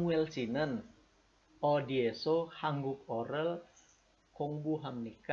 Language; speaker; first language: Korean; non-native, fluent; Indonesian